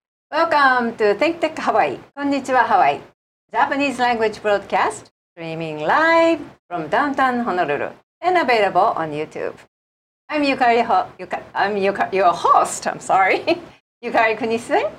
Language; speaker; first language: English; non-native, fluent; Japanese